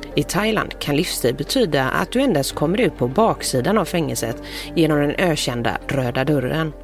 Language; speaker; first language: Swedish; native; Swedish